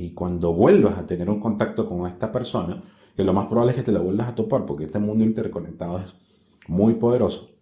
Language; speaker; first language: Spanish; native; Spanish